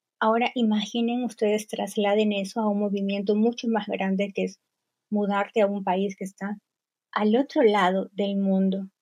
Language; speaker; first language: Spanish; native; Spanish